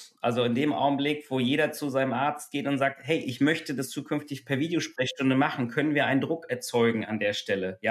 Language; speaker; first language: German; native; German